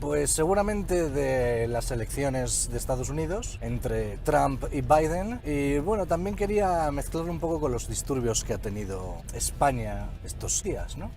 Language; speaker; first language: Spanish; native; Spanish